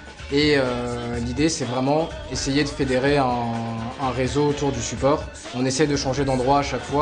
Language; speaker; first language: French; native; French